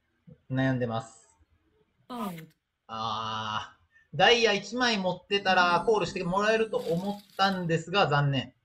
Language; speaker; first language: Japanese; native; Japanese